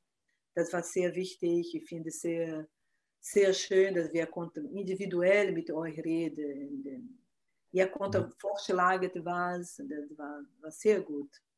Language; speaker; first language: German; non-native, learner; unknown